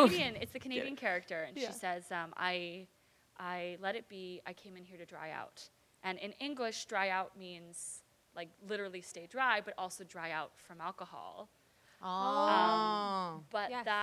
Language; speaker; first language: English; native; English